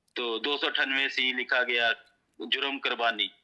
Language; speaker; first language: Urdu; non-native, local second language; Punjabi